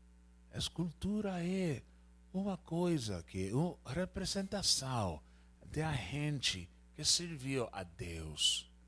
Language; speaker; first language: Portuguese; non-native, learner; Spanish